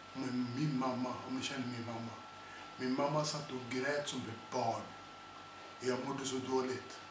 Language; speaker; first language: Swedish; non-native, fluent; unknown